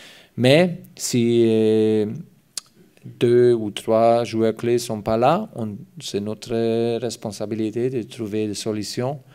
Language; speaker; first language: French; non-native, fluent; German